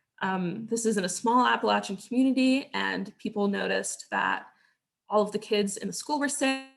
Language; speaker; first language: English; native; English